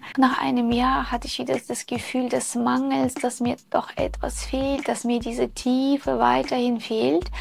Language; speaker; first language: German; early bilingual, other home language; Russian